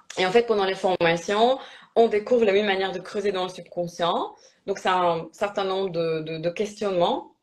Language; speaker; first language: French; early bilingual, other home language; Polish